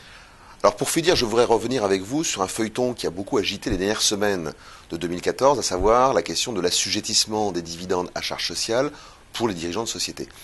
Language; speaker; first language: French; native; French